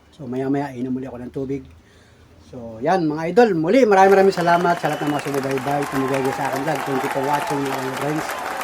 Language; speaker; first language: Filipino; native; Filipino